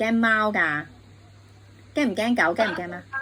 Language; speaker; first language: Cantonese; native; Cantonese